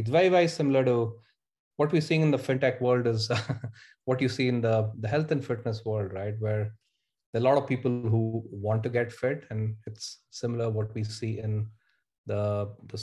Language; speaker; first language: English; non-native, local second language; Hindi